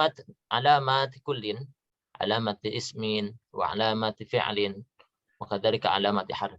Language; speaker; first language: Arabic; non-native, fluent; Indonesian